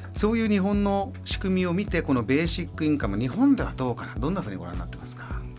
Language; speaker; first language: Japanese; native; Japanese